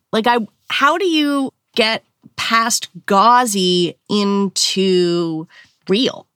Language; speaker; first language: English; native; English